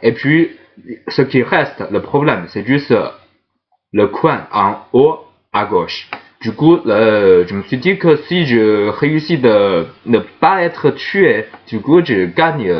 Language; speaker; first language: French; non-native, fluent; Chinese